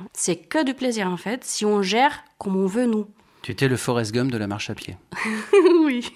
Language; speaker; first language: French; non-native, fluent; Romanian